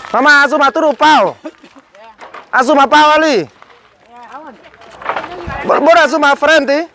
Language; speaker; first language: Portuguese; non-native, learner; Vietnamese